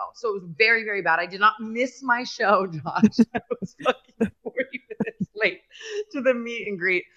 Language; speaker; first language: English; native; English